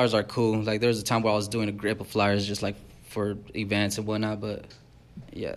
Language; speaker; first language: English; native; English